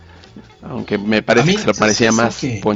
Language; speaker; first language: Spanish; native; Spanish